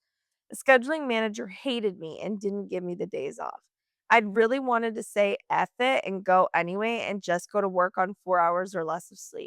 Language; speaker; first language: English; native; English